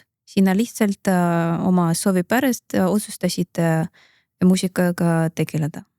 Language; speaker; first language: Estonian; non-native, local second language; Russian